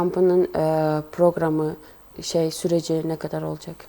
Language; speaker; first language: Turkish; non-native, local second language; Kyrgyz